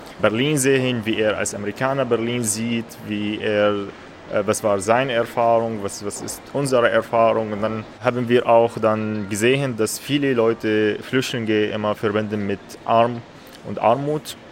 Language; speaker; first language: German; non-native, learner; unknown